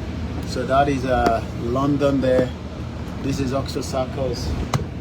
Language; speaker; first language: English; non-native, local second language; Yoruba